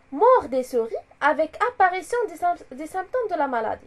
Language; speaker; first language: French; non-native, local second language; Arabic